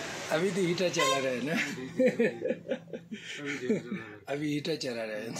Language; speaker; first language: Hindi; non-native, learner; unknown